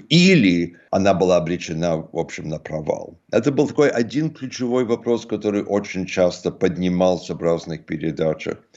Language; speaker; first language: Russian; early bilingual, heritage; Russian